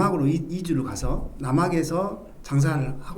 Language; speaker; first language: Korean; native; Korean